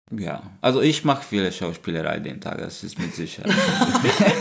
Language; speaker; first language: German; non-native, fluent; Hungarian